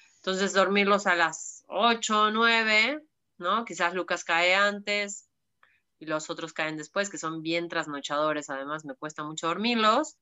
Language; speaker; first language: Spanish; native; Spanish